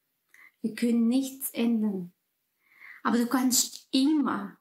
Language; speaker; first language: German; non-native, fluent; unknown